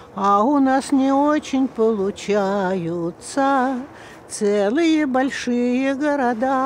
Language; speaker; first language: Russian; native; Russian